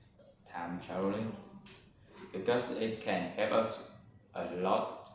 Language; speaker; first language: English; non-native, learner; Vietnamese